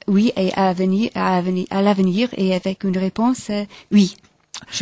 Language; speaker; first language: French; non-native, fluent; English